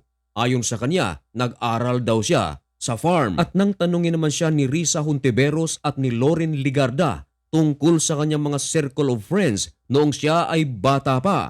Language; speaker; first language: Filipino; native; Filipino